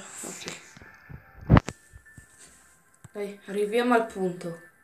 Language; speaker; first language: Italian; native; Italian